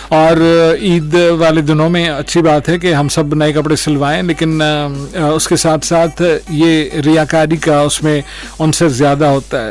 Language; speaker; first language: Urdu; non-native, local second language; Sindhi